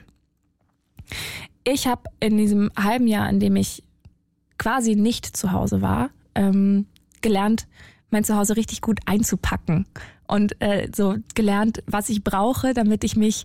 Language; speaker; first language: German; native; German